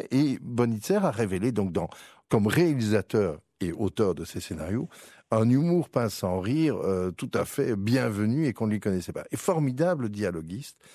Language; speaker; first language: French; native; French